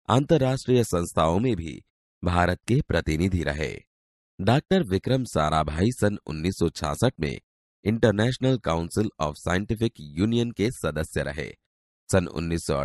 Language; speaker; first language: Hindi; non-native, local second language; Gujarati